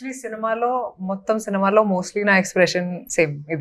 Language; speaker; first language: Telugu; non-native, fluent; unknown